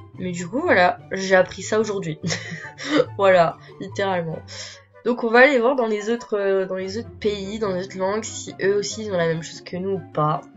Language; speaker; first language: French; early bilingual, other home language; Portuguese